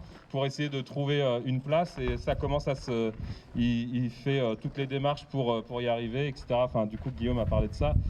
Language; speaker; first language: French; native; French